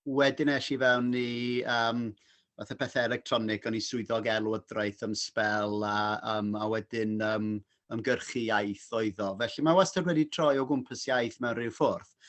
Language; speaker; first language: Welsh; non-native, local second language; English